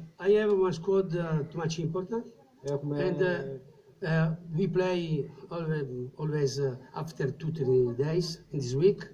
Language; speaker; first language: English; non-native, learner; Italian